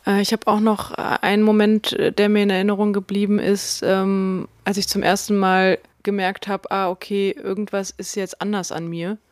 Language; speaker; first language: German; early bilingual, other home language; Russian